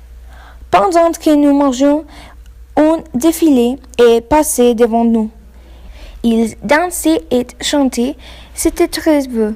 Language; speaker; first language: French; non-native, learner; Spanish